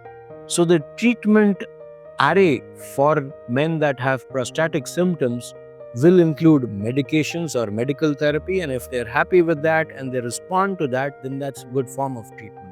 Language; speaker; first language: English; non-native, local second language; Hindi